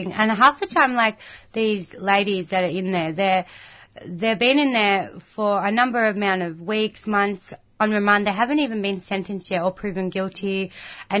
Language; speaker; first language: English; native; English